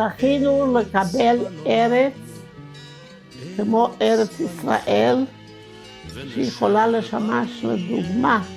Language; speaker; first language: Hebrew; non-native, fluent; Romanian